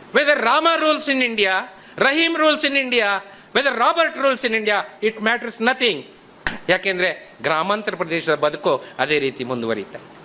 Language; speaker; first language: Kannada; non-native, local second language; Telugu